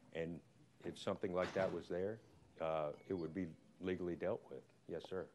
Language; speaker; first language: English; native; English